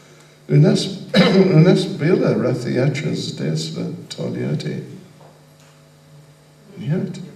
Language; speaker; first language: Russian; non-native, learner; English